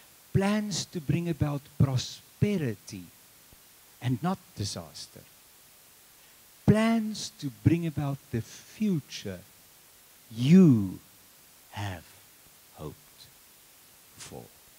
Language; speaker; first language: English; non-native, local second language; Afrikaans